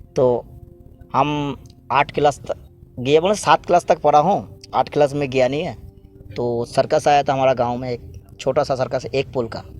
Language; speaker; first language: Hindi; non-native, local second language; Bangla